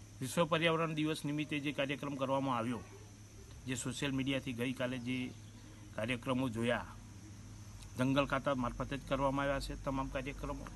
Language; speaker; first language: Gujarati; native; Gujarati